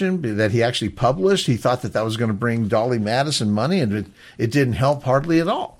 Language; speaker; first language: English; native; English